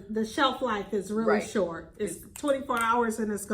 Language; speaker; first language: English; native; English